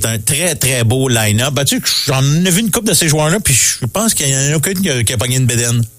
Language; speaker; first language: French; native; French